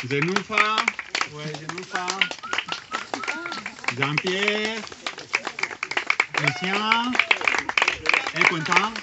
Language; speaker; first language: French; non-native, learner; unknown